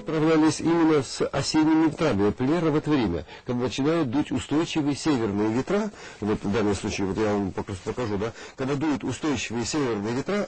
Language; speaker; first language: Russian; native; Russian